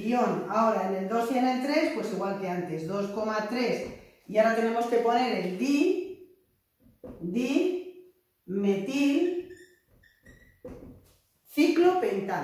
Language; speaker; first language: Spanish; native; Spanish